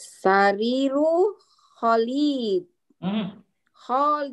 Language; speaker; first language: Arabic; non-native, learner; Indonesian